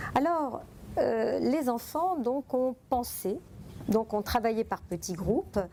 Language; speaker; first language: French; non-native, fluent; Italian